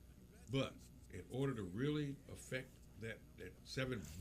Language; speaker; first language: English; native; English